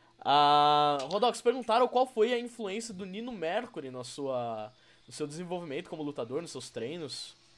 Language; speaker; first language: Portuguese; native; Portuguese